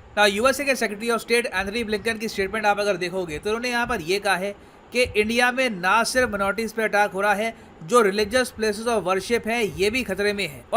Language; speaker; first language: Hindi; native; Hindi